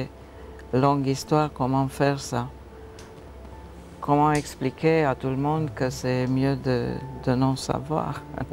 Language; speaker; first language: French; non-native, fluent; Romanian